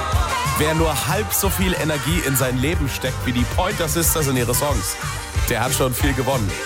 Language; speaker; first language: German; native; German